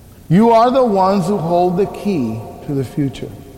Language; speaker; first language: English; early bilingual, other home language; Spanish